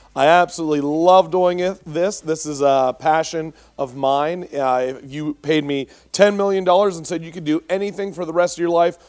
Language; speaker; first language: English; native; English